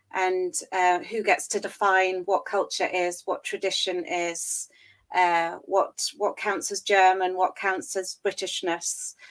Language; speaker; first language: English; native; English